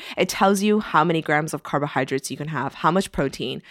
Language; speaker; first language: English; early bilingual, other home language; Persian